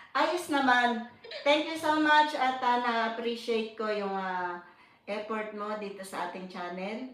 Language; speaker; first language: Filipino; non-native, local second language; Cebuano